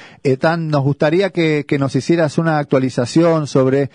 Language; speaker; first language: Spanish; native; Spanish